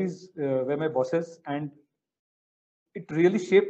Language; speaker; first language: English; non-native, local second language; Hindi